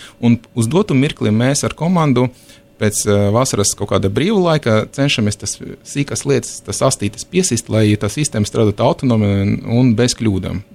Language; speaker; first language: Latvian; non-native, local second language; Russian